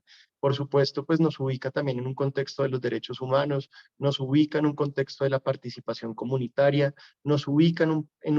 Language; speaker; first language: Spanish; native; Spanish